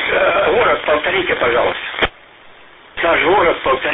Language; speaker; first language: Russian; native; Russian